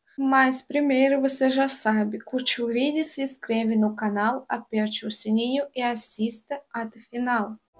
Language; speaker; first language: Portuguese; non-native, learner; Russian